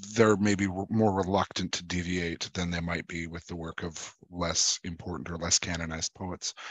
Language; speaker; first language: English; native; English